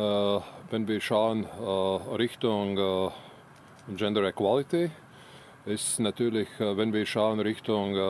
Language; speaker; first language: German; non-native, learner; Latvian